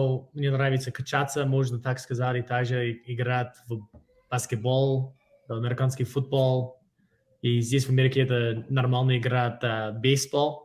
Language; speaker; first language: Russian; non-native, fluent; English